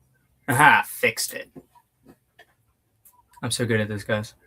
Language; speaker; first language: English; native; English